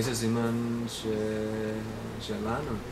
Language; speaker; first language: Hebrew; non-native, learner; English